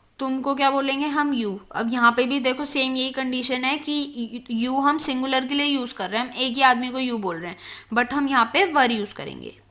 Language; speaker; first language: Hindi; native; Hindi